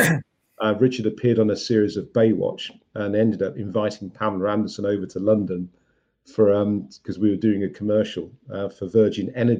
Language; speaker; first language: English; native; English